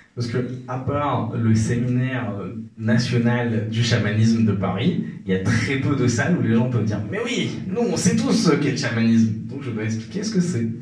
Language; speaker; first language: French; non-native, local second language; Arabic